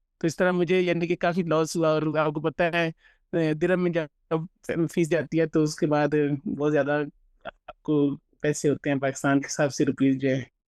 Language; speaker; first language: Urdu; non-native, local second language; Punjabi